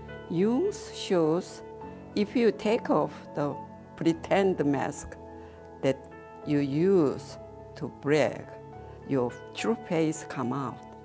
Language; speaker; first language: English; non-native, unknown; Korean